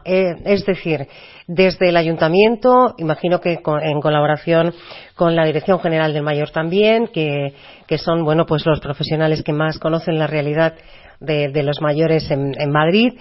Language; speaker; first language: Spanish; native; Spanish